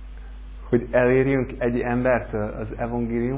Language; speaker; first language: Hungarian; non-native, learner; English